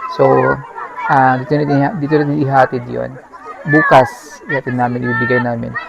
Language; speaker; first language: Filipino; native; Filipino